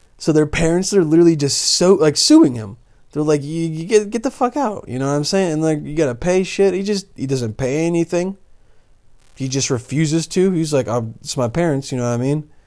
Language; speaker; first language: English; early bilingual, other home language; Bosnian